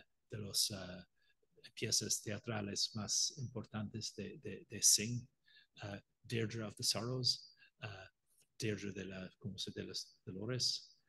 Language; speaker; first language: Spanish; non-native, fluent; Irish